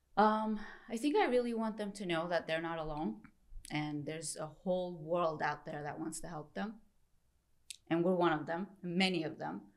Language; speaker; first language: English; early bilingual, other home language; Turkish